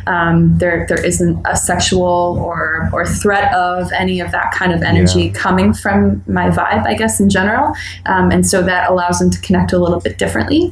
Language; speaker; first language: English; native; English